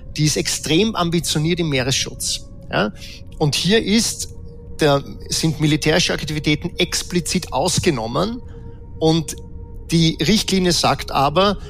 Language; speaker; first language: German; native; German